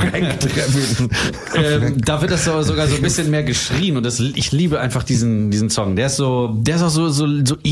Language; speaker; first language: German; native; German